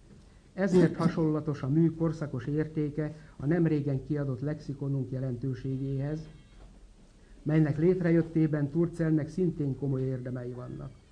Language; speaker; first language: Hungarian; native; Hungarian